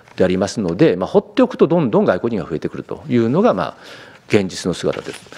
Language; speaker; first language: Japanese; native; Japanese